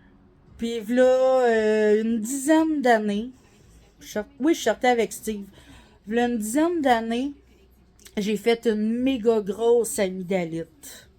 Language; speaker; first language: French; native; French